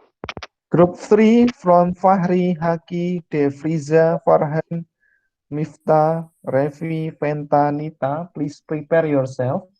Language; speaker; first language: English; non-native, fluent; Indonesian